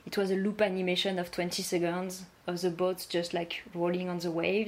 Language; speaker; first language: English; non-native, fluent; French